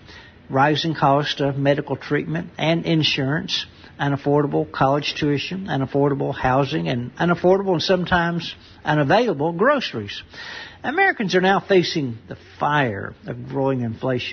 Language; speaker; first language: English; native; English